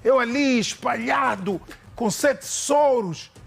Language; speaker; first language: Portuguese; native; Portuguese